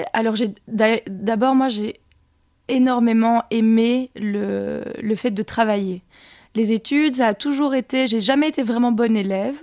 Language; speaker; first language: French; native; French